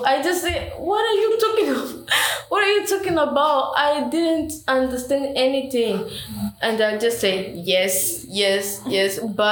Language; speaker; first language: English; non-native, learner; Rundi